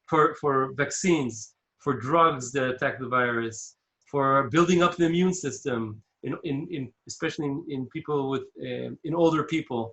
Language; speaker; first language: English; non-native, fluent; Hebrew